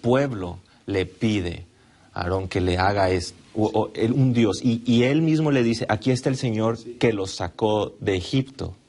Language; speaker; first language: Spanish; native; Spanish